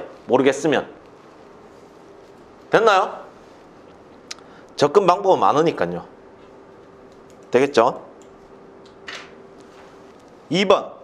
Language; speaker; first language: Korean; native; Korean